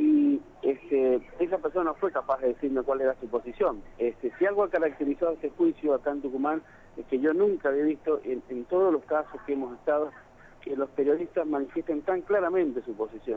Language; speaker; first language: Spanish; native; Spanish